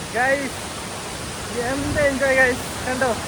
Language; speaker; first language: Malayalam; native; Malayalam